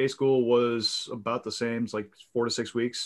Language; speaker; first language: English; native; English